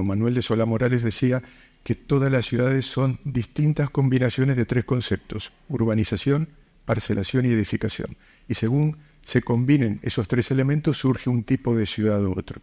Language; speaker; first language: Spanish; native; Spanish